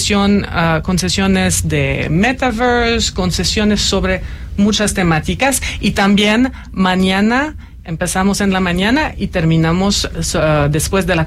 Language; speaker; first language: Spanish; non-native, fluent; French